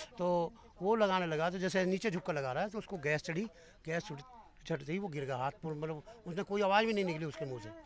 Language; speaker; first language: Hindi; native; Hindi